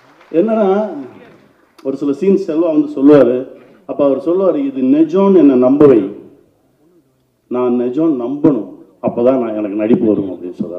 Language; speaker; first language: Tamil; native; Tamil